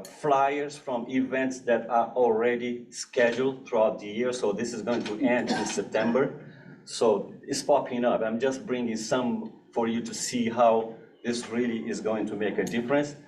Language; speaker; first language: English; non-native, fluent; Portuguese